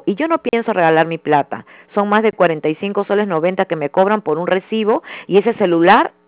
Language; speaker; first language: Spanish; native; Spanish